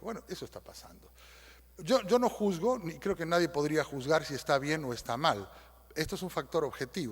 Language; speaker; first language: Spanish; native; Spanish